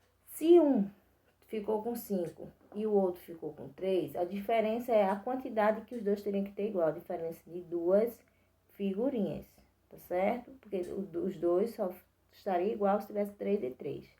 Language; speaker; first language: Portuguese; native; Portuguese